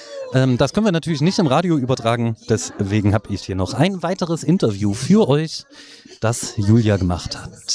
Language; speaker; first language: German; native; German